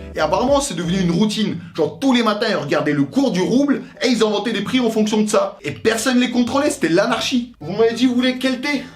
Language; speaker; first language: French; early bilingual, other home language; Russian